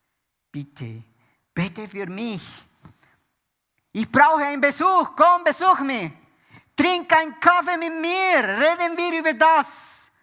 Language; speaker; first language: German; non-native, fluent; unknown